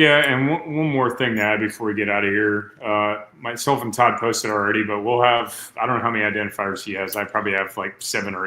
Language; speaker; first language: English; native; English